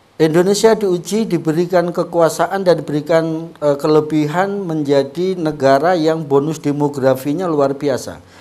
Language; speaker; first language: Indonesian; non-native, local second language; Javanese